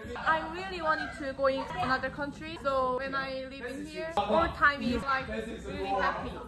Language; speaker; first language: English; non-native, learner; Korean